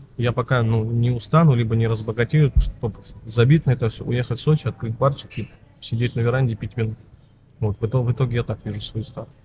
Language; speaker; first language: Russian; native; Russian